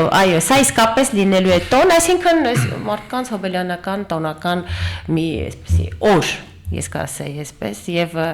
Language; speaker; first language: Armenian; native; Armenian